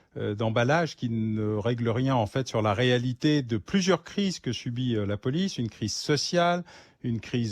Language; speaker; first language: French; native; French